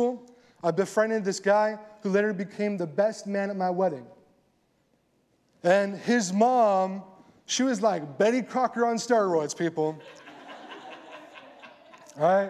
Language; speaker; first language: English; native; English